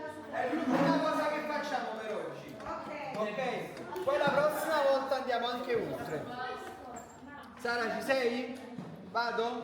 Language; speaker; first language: Italian; native; Italian